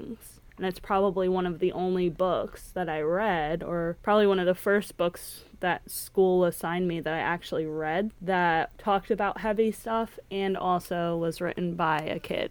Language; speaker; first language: English; native; English